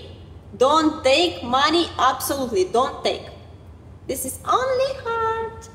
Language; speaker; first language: English; non-native, learner; Romanian